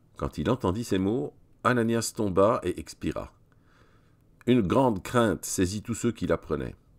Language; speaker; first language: French; native; French